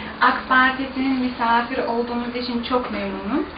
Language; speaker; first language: Turkish; non-native, learner; Bosnian